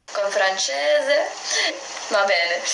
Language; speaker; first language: Italian; non-native, learner; English